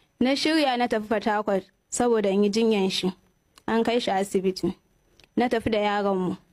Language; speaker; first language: Hausa; native; Hausa